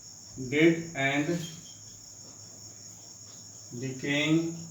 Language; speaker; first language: English; non-native, local second language; Hindi